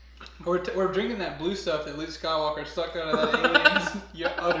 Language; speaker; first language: English; native; English